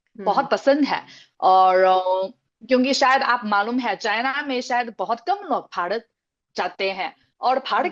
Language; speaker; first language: Hindi; non-native, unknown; Chinese